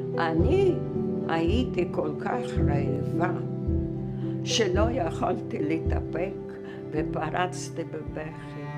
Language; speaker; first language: Hebrew; early bilingual, other home language; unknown